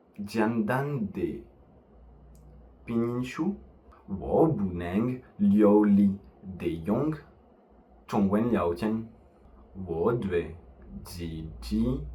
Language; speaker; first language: Chinese; non-native, learner; French